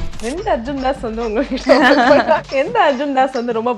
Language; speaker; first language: Tamil; native; Tamil